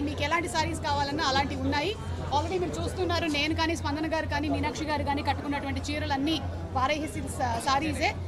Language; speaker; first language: Telugu; native; Telugu